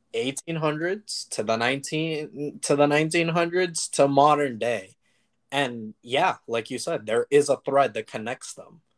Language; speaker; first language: English; early bilingual, other home language; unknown